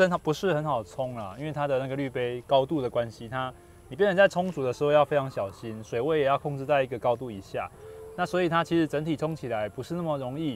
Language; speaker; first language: Chinese; native; Chinese